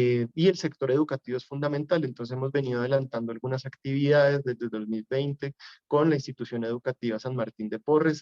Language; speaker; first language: Spanish; native; Spanish